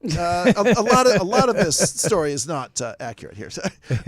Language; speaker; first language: English; native; English